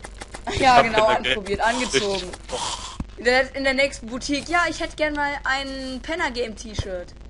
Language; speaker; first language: German; native; German